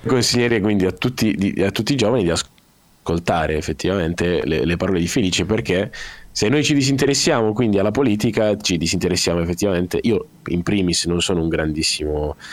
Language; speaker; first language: Italian; native; Italian